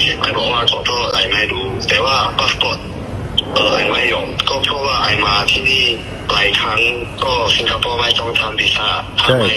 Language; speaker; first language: Thai; non-native, learner; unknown